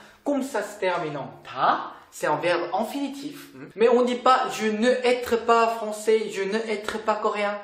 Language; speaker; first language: French; non-native, fluent; Korean